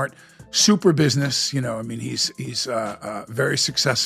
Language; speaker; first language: English; native; English